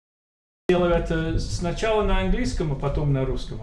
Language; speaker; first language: Russian; non-native, fluent; English